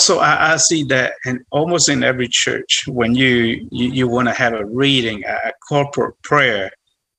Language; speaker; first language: English; non-native, fluent; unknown